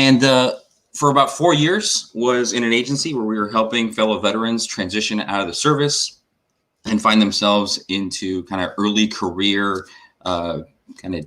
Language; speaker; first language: English; native; English